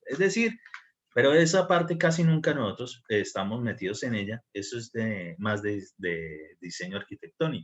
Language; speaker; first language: Spanish; native; Spanish